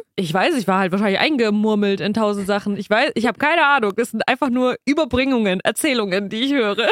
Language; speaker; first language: German; early bilingual, other home language; Russian